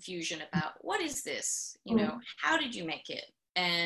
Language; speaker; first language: English; native; English